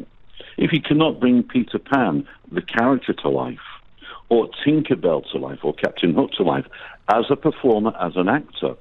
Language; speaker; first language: English; native; English